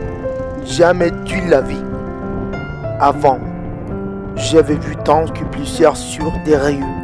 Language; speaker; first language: French; non-native, learner; Spanish